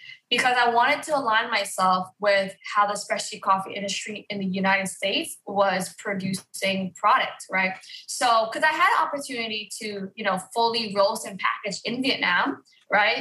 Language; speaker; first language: English; early bilingual, other home language; Vietnamese